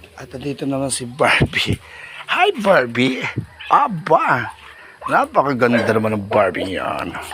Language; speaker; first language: Filipino; native; Filipino